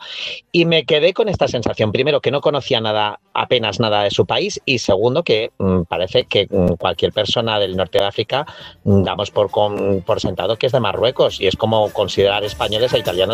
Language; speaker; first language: Spanish; native; Spanish